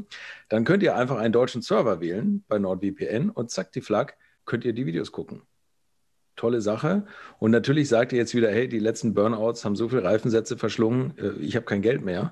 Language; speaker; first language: German; native; German